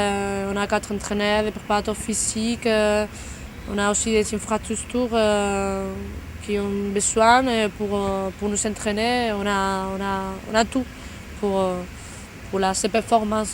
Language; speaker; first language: French; non-native, fluent; Spanish